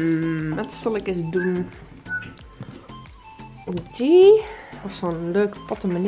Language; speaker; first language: Dutch; native; Dutch